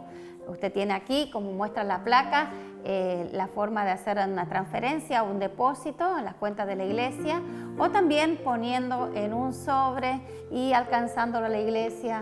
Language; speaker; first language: Spanish; native; Spanish